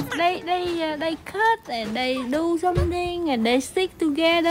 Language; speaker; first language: English; non-native, learner; Vietnamese